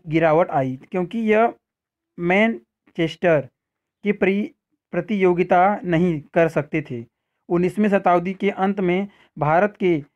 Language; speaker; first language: Hindi; native; Hindi